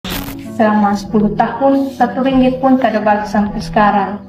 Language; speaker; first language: Indonesian; non-native, local second language; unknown